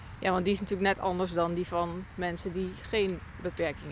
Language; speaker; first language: Dutch; native; Dutch